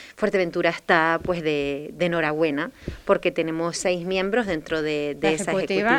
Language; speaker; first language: Spanish; native; Spanish